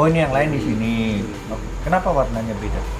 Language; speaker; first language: Indonesian; native; Indonesian